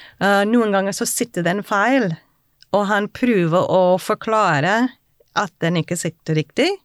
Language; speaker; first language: Norwegian; non-native, fluent; English